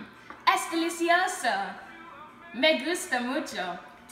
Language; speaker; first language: Spanish; non-native, learner; English